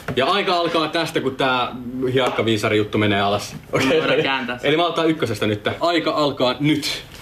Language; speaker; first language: Finnish; early bilingual, other home language; Somali